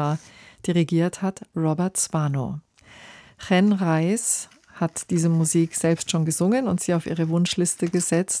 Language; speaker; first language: German; native; German